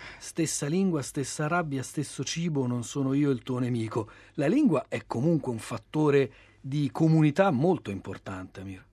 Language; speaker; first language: Italian; native; Italian